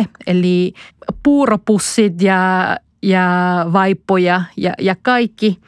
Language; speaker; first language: Finnish; non-native, fluent; Spanish